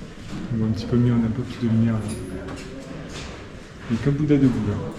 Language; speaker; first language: French; native; French